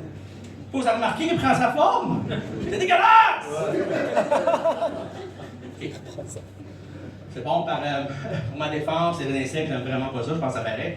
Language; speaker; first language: French; native; French